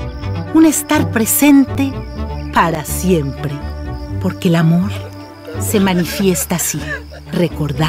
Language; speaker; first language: Spanish; native; Spanish